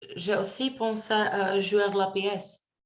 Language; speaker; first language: French; non-native, learner; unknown